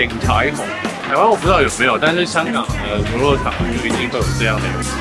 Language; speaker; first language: Chinese; native; Chinese